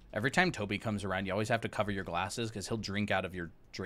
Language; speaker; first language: English; native; English